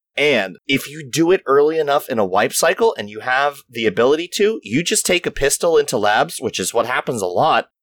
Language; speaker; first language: English; native; English